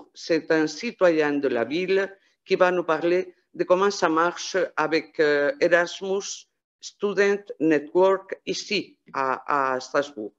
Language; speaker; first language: French; non-native, fluent; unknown